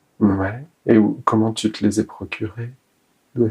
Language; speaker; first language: French; native; French